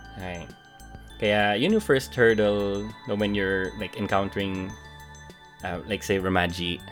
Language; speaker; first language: English; non-native, local second language; Filipino